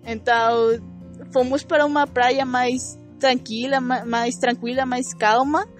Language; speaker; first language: Portuguese; non-native, learner; Spanish